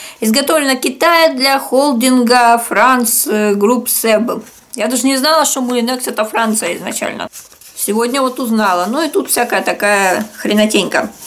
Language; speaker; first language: Russian; native; Russian